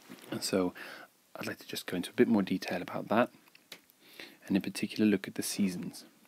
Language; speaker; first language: English; native; English